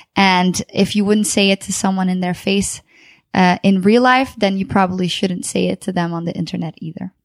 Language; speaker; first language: English; non-native, fluent; Dutch